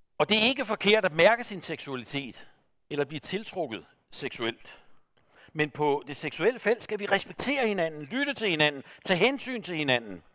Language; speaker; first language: Danish; native; Danish